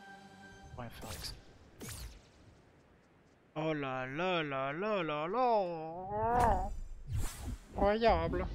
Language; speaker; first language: French; native; French